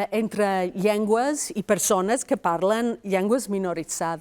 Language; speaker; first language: Catalan; non-native, fluent; Welsh